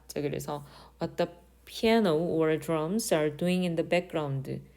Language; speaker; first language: English; non-native, fluent; Korean